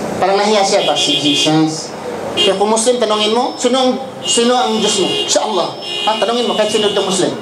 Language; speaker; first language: Filipino; non-native, local second language; Cebuano